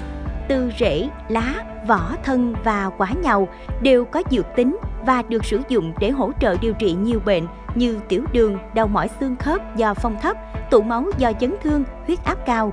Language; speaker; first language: Vietnamese; native; Vietnamese